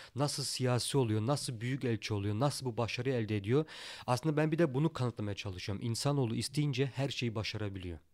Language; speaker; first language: Turkish; early bilingual, heritage; Turkish